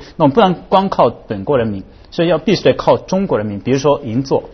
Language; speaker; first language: Chinese; non-native, fluent; Japanese